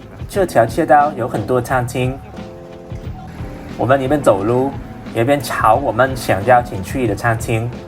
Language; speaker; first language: Chinese; non-native, learner; Vietnamese